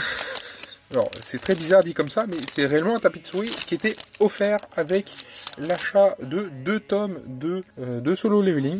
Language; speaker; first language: French; native; French